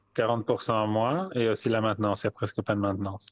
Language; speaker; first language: French; native; French